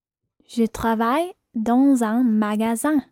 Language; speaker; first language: French; non-native, learner; English